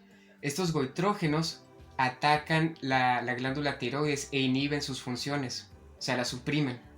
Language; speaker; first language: Spanish; native; Spanish